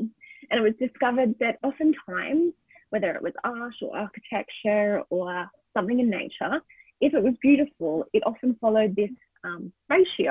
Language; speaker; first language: English; native; English